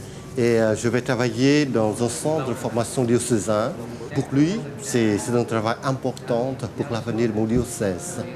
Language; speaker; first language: French; non-native, fluent; Vietnamese